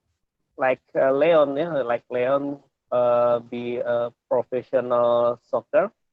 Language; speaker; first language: English; non-native, learner; Indonesian